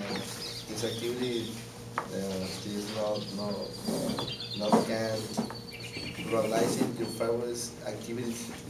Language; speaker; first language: English; non-native, learner; Spanish